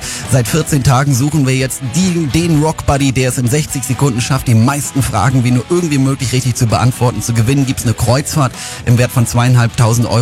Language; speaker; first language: German; native; German